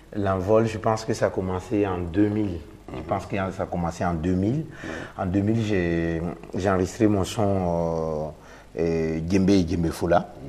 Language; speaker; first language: French; non-native, local second language; Mossi